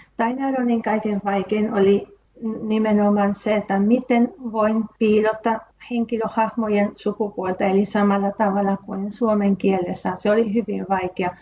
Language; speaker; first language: Finnish; non-native, fluent; Spanish